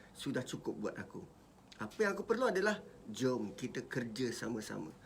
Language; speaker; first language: Malay; native; Malay